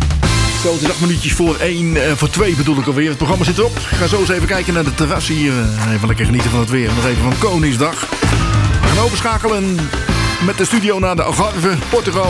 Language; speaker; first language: Dutch; native; Dutch